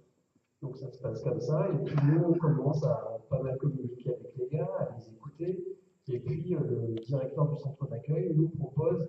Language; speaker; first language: French; native; French